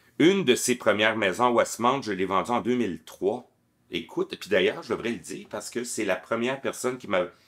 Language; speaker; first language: French; native; French